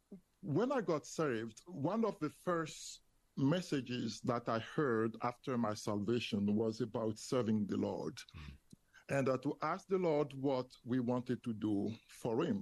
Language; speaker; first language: English; non-native, fluent; French